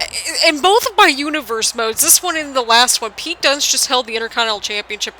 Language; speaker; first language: English; native; English